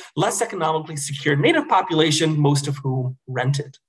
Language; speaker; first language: English; native; English